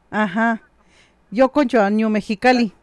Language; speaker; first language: Spanish; non-native, local second language; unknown